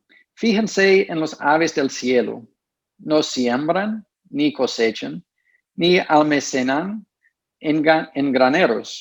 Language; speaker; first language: Spanish; non-native, fluent; English